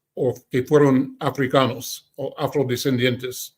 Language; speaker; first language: Spanish; non-native, learner; English